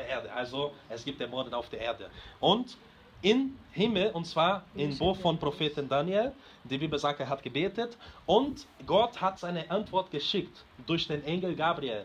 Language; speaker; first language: German; non-native, fluent; Portuguese